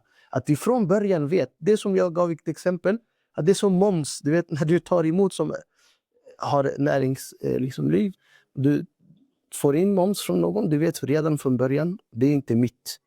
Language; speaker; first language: Swedish; non-native, fluent; Urdu